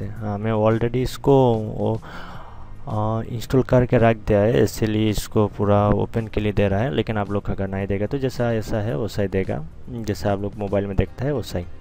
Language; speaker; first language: Hindi; non-native, local second language; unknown